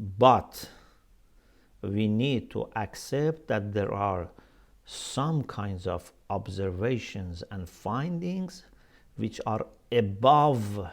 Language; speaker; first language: English; non-native, fluent; Persian